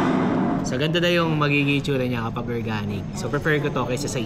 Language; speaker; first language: Filipino; native; Filipino